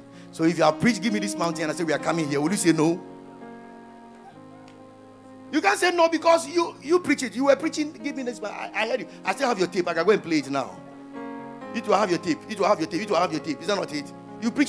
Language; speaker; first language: English; non-native, local second language; Ewe